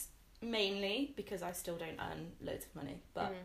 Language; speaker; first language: English; native; English